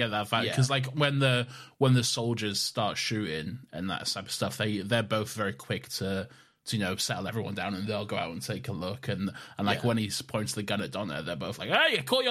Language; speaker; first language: English; native; English